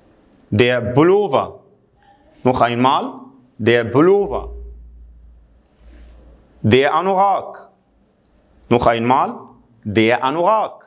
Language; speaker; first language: German; non-native, fluent; Arabic